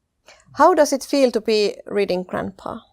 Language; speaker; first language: English; non-native, fluent; Finnish